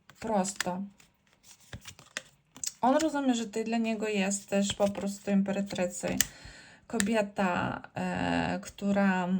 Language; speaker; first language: Polish; non-native, learner; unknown